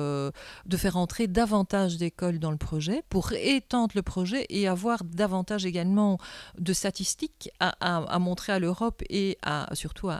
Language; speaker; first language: French; native; French